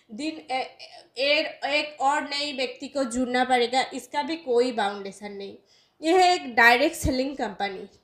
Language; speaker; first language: Hindi; non-native, local second language; Bangla